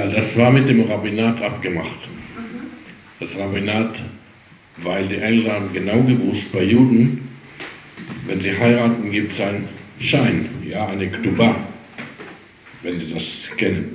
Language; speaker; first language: German; early bilingual, heritage; German